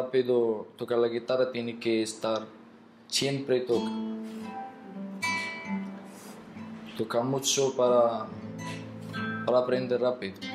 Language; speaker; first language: Spanish; non-native, learner; Arabic